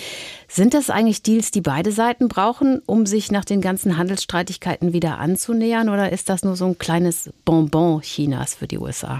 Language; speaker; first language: German; native; German